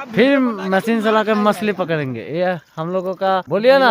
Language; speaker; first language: Hindi; non-native, local second language; Assamese